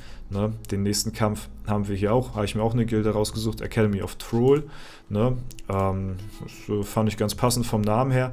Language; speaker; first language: German; native; German